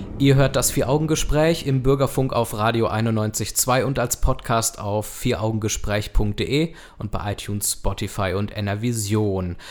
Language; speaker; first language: German; native; German